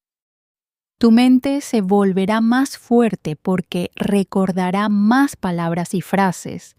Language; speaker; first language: Spanish; non-native, fluent; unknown